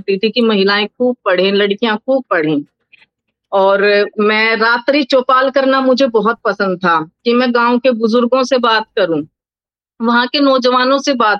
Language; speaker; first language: Hindi; native; Hindi